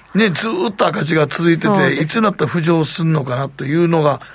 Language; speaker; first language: Japanese; native; Japanese